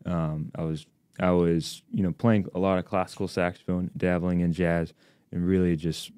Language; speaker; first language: English; native; English